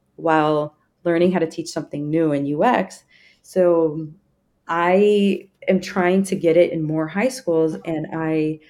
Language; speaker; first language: English; native; English